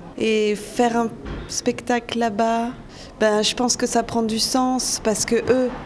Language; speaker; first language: French; native; French